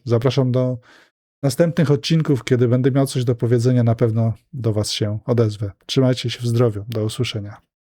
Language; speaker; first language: Polish; native; Polish